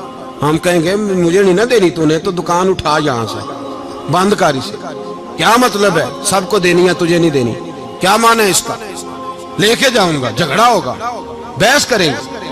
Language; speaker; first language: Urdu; non-native, local second language; Punjabi